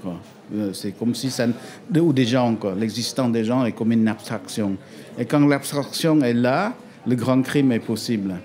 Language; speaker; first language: French; non-native, fluent; Khmer